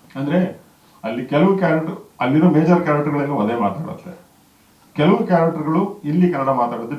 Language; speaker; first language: Kannada; native; Kannada